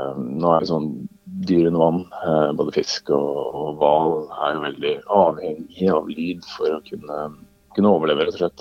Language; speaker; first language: Norwegian; native; Norwegian